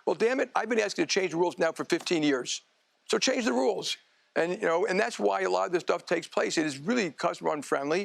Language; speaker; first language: English; native; English